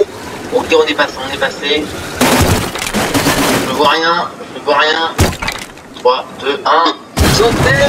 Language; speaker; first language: French; native; French